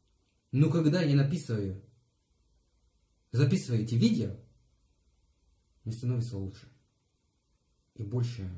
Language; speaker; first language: Russian; non-native, learner; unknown